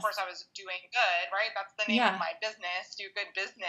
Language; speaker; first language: English; native; English